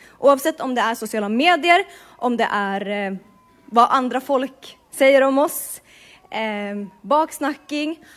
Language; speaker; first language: Swedish; native; Swedish